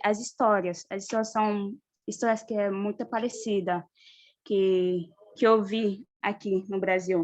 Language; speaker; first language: Portuguese; non-native, fluent; Haitian Creole